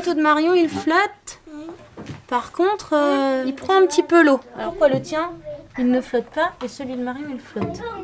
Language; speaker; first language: French; native; French